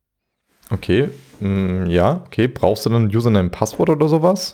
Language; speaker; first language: German; native; German